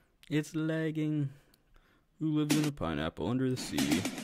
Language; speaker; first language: English; native; English